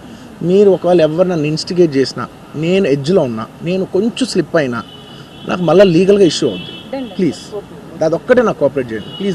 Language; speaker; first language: Telugu; native; Telugu